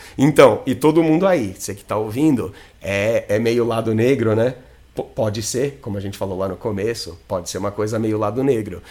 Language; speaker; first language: Portuguese; non-native, fluent; English